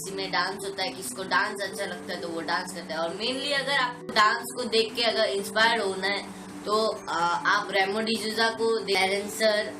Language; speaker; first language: Hindi; non-native, local second language; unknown